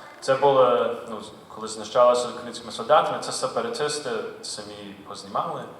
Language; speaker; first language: Ukrainian; early bilingual, heritage; Ukrainian